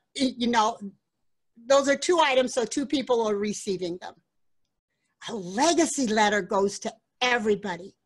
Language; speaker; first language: English; native; English